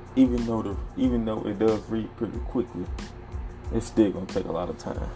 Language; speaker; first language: English; native; English